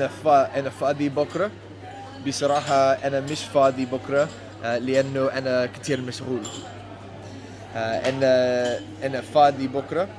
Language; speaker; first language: Arabic; non-native, learner; English